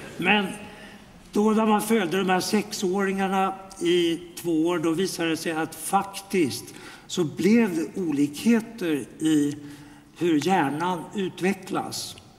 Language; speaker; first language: Swedish; native; Swedish